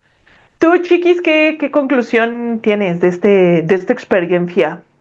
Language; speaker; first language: Spanish; native; Spanish